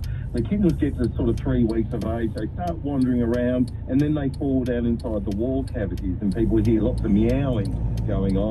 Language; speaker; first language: English; native; English